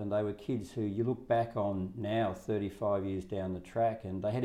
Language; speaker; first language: English; native; English